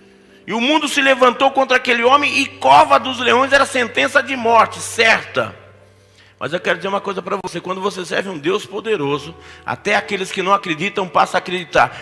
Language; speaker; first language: Portuguese; native; Portuguese